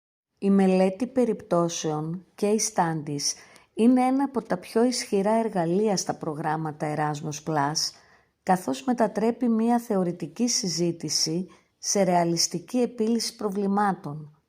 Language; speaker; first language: Greek; native; Greek